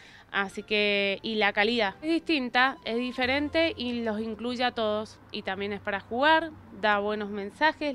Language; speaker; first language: Spanish; native; Spanish